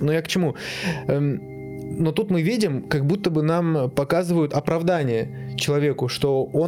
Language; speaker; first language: Russian; native; Russian